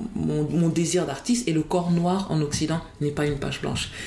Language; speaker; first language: French; native; French